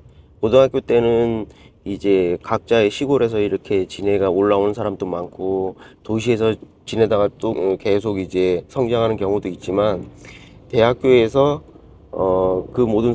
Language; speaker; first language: Korean; native; Korean